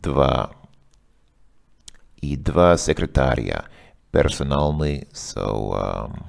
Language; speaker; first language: Russian; non-native, learner; English